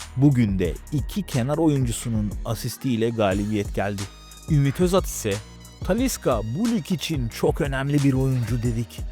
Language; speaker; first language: Turkish; native; Turkish